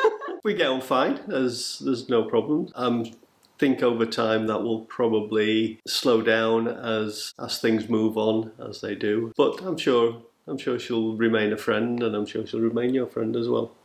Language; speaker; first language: English; native; English